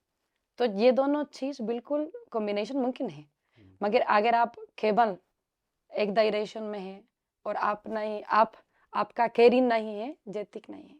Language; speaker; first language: Hindi; non-native, learner; Spanish